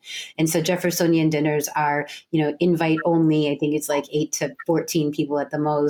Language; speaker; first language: English; native; English